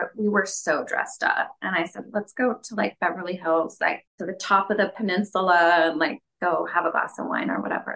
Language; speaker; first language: English; native; English